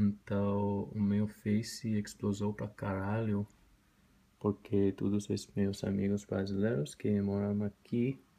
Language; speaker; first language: Portuguese; non-native, learner; Spanish